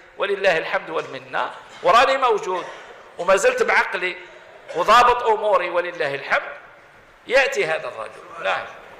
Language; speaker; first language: Arabic; native; Arabic